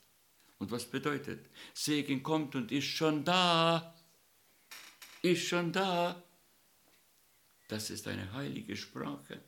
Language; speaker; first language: German; non-native, learner; Estonian